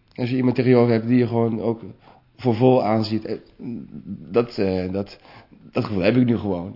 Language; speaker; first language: Dutch; native; Dutch